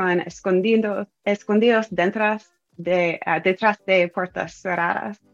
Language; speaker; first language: Spanish; non-native, fluent; English